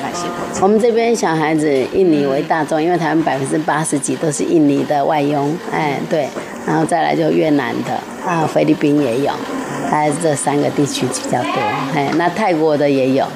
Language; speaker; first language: Chinese; native; Chinese